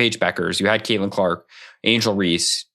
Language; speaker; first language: English; native; English